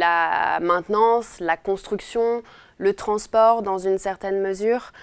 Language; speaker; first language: French; native; French